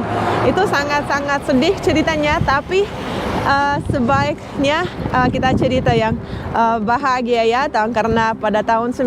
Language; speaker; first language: Indonesian; non-native, fluent; Russian